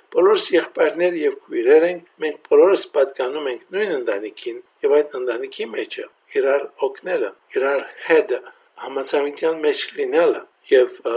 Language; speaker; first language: Armenian; early bilingual, heritage; Armenian